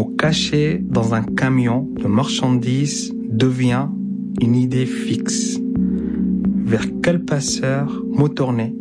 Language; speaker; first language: French; non-native, fluent; Arabic